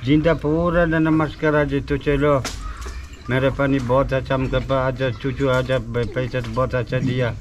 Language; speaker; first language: Hindi; non-native, local second language; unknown